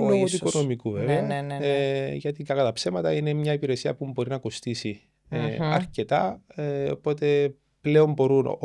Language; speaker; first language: Greek; native; Greek